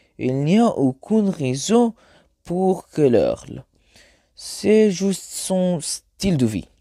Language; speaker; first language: French; non-native, learner; Arabic